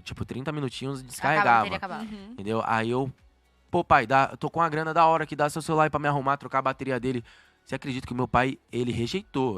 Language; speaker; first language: Portuguese; native; Portuguese